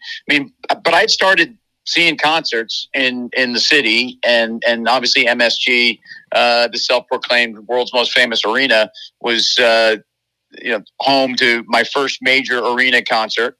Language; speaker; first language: English; native; English